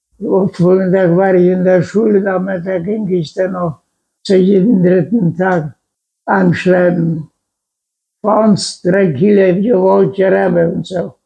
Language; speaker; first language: German; non-native, local second language; Low German